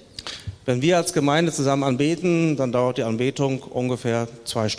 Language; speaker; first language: German; native; German